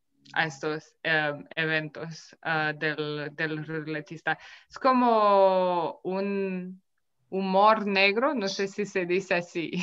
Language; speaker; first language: Spanish; non-native, fluent; Romanian